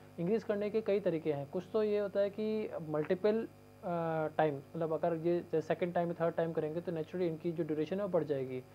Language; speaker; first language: Hindi; native; Hindi